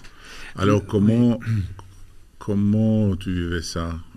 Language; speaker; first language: French; non-native, fluent; Albanian